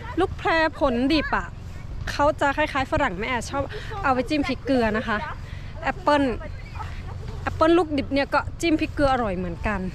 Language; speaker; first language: Thai; native; Thai